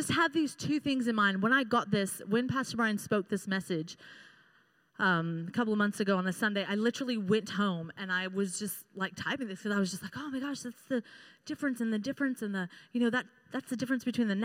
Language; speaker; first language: English; native; English